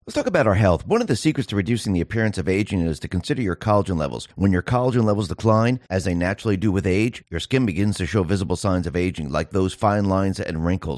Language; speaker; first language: English; native; English